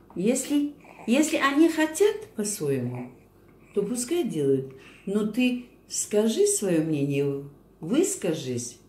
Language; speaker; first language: Russian; non-native, local second language; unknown